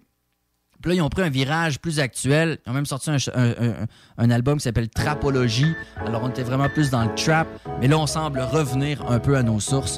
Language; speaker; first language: French; native; French